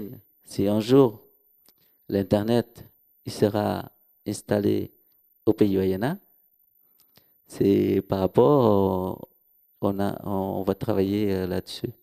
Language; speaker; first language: French; non-native, local second language; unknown